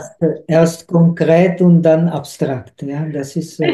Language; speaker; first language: German; non-native, fluent; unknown